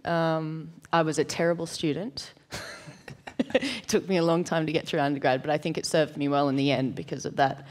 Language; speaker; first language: English; native; English